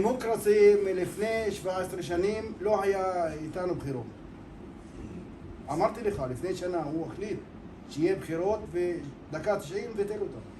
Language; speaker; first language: Hebrew; non-native, local second language; Arabic